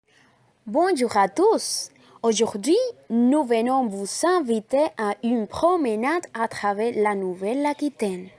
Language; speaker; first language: French; non-native, learner; Spanish